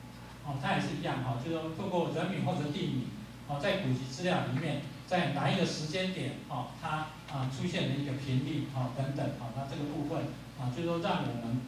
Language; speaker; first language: Chinese; native; Chinese